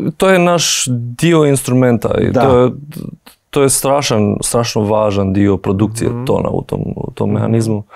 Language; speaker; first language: Croatian; non-native, fluent; Albanian